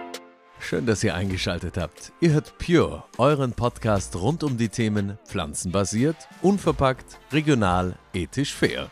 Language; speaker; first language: German; native; German